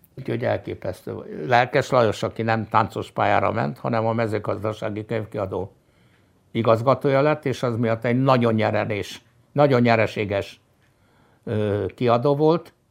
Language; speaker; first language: Hungarian; native; Hungarian